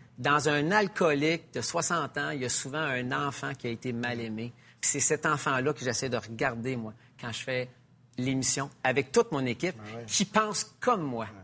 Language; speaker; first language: French; native; French